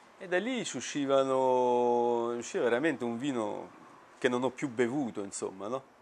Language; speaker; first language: Italian; early bilingual, heritage; Italian